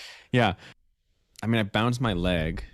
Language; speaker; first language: English; native; English